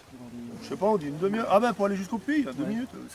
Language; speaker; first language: French; native; French